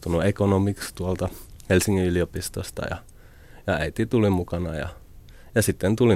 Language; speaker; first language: Finnish; early bilingual, other home language; Arabic